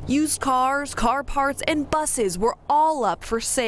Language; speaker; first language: English; native; English